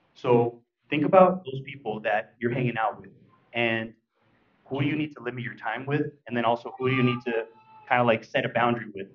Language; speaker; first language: English; early bilingual, other home language; Spanish